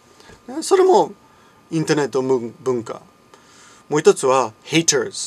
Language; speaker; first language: Japanese; non-native, fluent; English